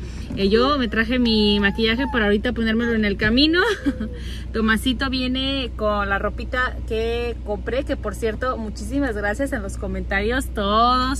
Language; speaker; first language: Spanish; native; Spanish